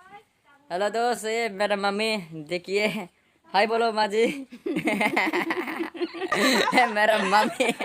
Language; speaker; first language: Hindi; non-native, local second language; Bodo